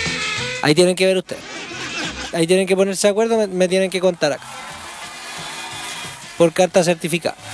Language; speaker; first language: Spanish; native; Spanish